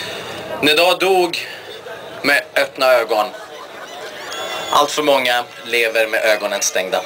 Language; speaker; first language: Swedish; early bilingual, other home language; Persian